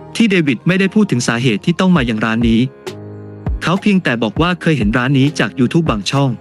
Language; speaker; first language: Thai; native; Thai